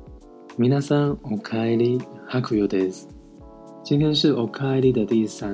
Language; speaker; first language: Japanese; non-native, fluent; Chinese